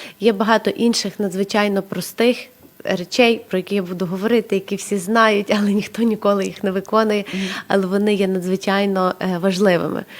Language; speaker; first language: Ukrainian; native; Ukrainian